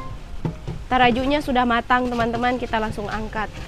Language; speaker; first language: Indonesian; native; Indonesian